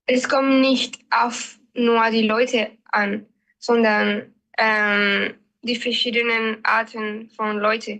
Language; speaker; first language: German; non-native, learner; Spanish